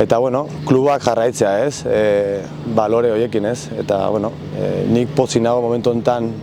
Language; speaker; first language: Basque; non-native, local second language; Spanish